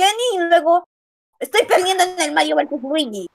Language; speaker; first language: Spanish; native; Spanish